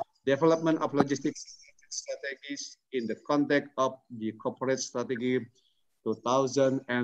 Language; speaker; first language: English; non-native, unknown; Indonesian